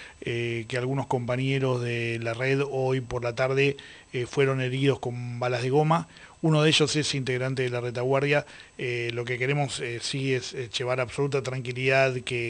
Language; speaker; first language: Spanish; native; Spanish